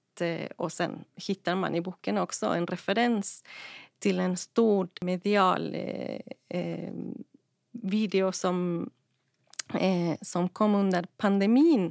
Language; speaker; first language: Swedish; non-native, fluent; Spanish